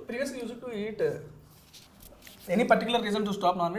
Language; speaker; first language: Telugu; native; Telugu